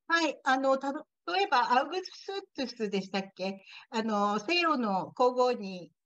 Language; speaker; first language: Japanese; native; Japanese